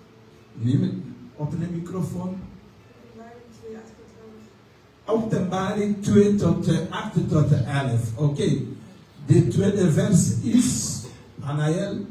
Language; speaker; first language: Dutch; non-native, learner; French